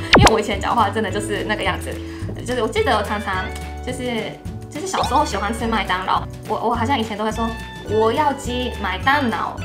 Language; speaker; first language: Chinese; non-native, fluent; Japanese